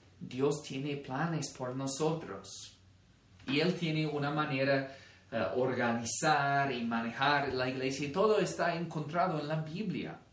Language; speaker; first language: Spanish; non-native, fluent; English